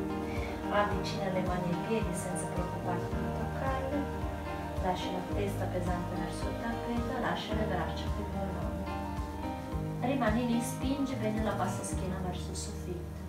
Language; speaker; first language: Italian; native; Italian